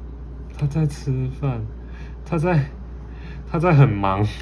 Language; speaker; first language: Chinese; native; Chinese